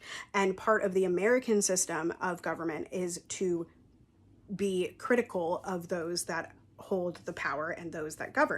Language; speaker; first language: English; native; English